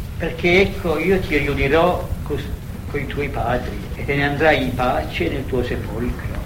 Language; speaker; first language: Italian; native; Italian